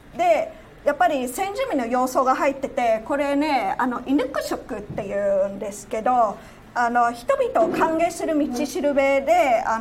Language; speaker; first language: Japanese; non-native, fluent; Cantonese